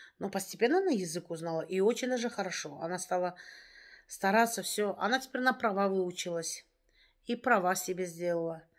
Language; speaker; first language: Russian; native; Russian